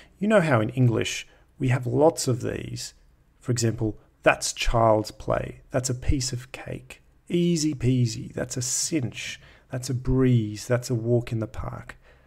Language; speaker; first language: English; native; English